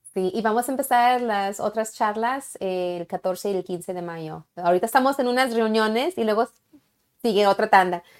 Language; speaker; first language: Spanish; early bilingual, heritage; Spanish